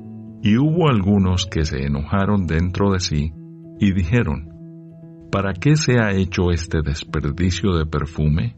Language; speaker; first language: Spanish; native; Spanish